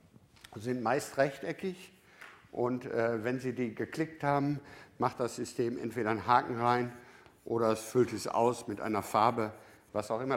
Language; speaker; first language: German; native; German